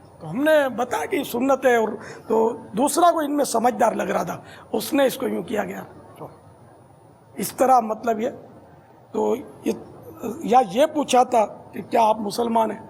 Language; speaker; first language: Urdu; non-native, local second language; Memoni